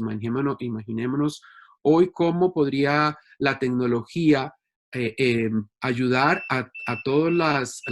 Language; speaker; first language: Spanish; native; Spanish